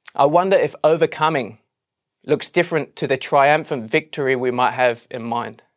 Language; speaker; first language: English; native; English